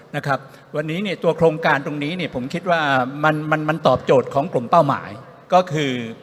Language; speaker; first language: Thai; native; Thai